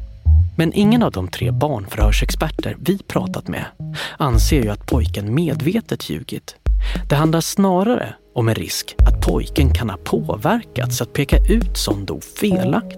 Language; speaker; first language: Swedish; native; Swedish